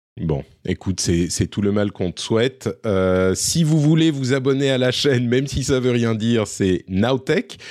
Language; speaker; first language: French; native; French